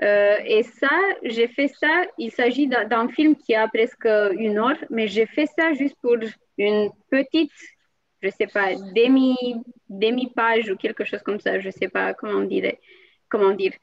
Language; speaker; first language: French; non-native, fluent; Romanian